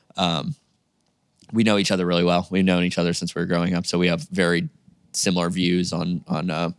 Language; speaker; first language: English; native; English